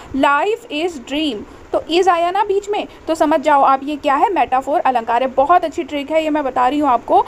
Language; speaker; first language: Hindi; native; Hindi